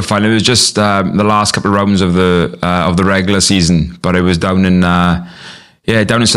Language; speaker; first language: English; native; English